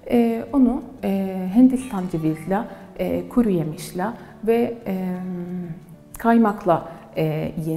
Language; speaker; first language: Turkish; non-native, fluent; Arabic